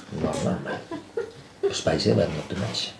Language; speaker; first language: English; non-native, fluent; Spanish